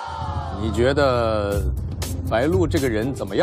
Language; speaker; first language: Chinese; native; Chinese